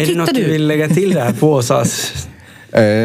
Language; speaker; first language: Swedish; native; Swedish